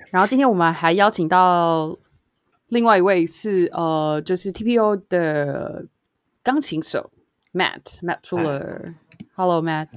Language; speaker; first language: Chinese; native; Chinese